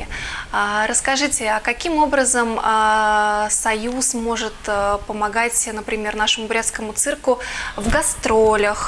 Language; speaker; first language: Russian; native; Russian